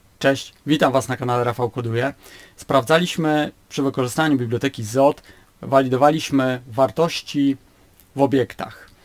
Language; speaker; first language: Polish; native; Polish